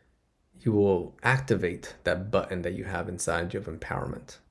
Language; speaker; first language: English; native; English